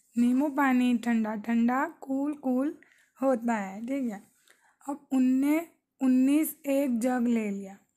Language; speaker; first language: Urdu; native; Urdu